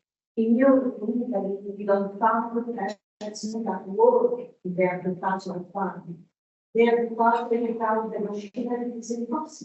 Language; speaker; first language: English; non-native, learner; Italian